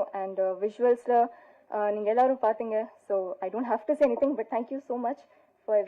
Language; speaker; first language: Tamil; non-native, fluent; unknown